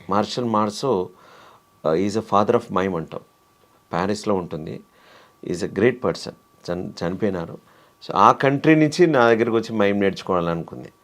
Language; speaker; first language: Telugu; native; Telugu